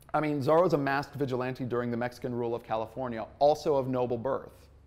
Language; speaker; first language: English; native; English